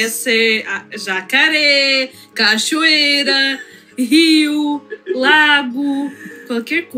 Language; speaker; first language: Portuguese; non-native, fluent; Russian